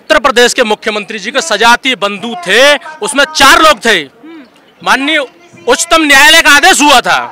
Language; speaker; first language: Hindi; native; Hindi